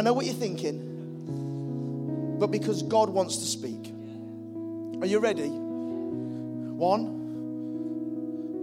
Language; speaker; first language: English; native; English